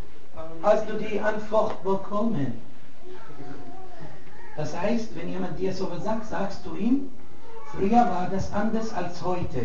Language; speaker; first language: German; non-native, fluent; Arabic